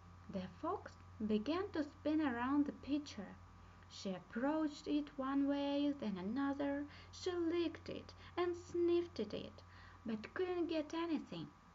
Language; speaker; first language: English; non-native, fluent; Russian